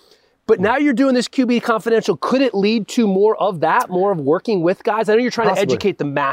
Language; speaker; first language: English; native; English